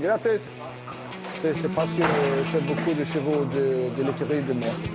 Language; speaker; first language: French; non-native, learner; Swedish